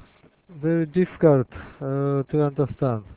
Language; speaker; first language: English; non-native, learner; Japanese